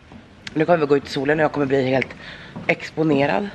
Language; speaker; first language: Swedish; native; Swedish